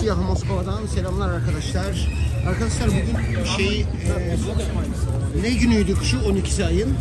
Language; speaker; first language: Turkish; native; Turkish